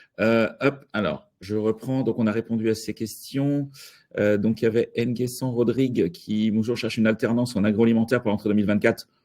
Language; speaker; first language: French; native; French